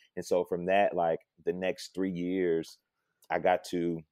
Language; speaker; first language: English; native; English